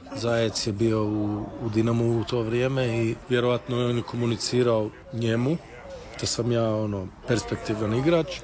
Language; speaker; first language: Croatian; early bilingual, heritage; Croatian